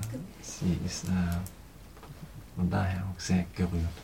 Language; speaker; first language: German; non-native, fluent; Chinese